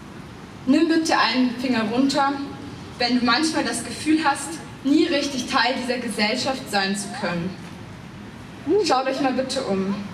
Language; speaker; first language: German; native; German